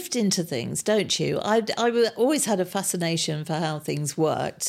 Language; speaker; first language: English; native; English